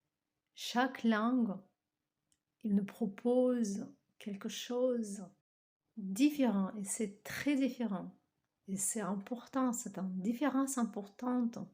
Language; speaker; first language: French; non-native, fluent; Russian